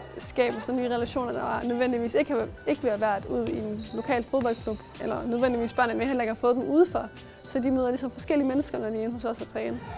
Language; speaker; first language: Danish; early bilingual, other home language; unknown